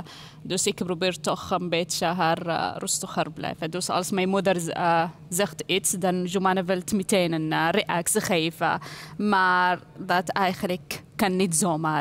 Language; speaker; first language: Dutch; non-native, learner; Arabic